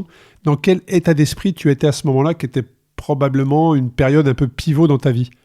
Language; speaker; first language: French; native; French